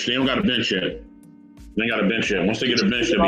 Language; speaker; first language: English; native; English